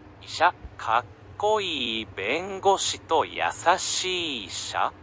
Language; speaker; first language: Japanese; non-native, learner; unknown